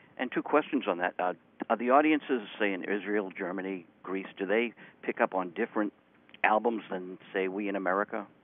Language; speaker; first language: English; native; English